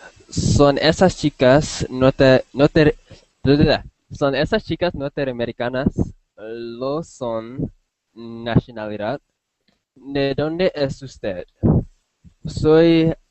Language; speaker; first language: Spanish; non-native, learner; English